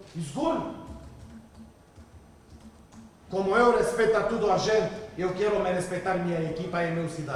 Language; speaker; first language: Portuguese; non-native, learner; Spanish